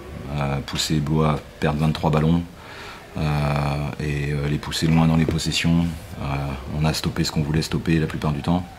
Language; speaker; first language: French; native; French